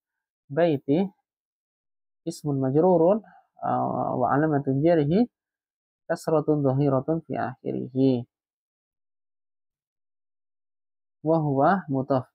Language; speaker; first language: Arabic; non-native, fluent; Indonesian